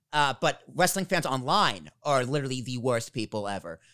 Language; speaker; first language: English; native; English